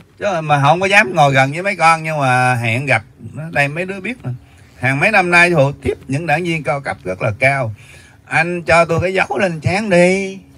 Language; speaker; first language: Vietnamese; native; Vietnamese